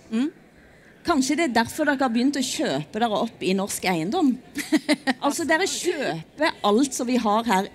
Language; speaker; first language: Norwegian; native; Norwegian